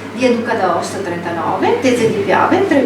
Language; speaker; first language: Italian; native; Italian